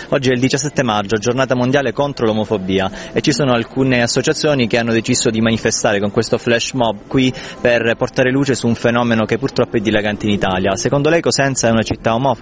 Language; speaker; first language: Italian; native; Italian